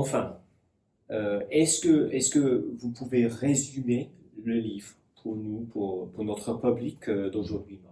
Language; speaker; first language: French; non-native, fluent; English